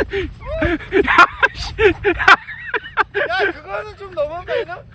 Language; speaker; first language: Korean; native; Korean